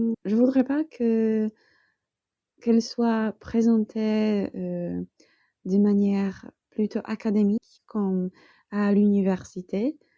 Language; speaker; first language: French; non-native, fluent; Polish